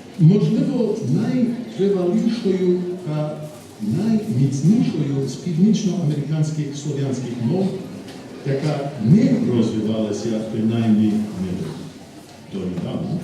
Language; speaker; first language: Ukrainian; non-native, fluent; English